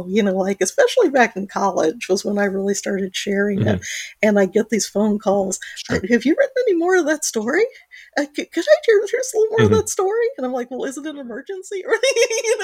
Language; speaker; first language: English; native; English